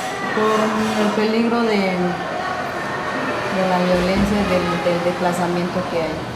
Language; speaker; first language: Spanish; non-native, local second language; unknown